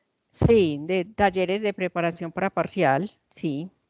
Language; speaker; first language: Spanish; native; Spanish